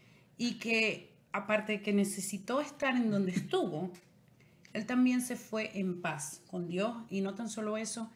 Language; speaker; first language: Spanish; native; Spanish